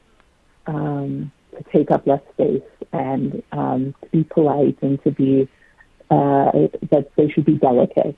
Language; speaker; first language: English; native; English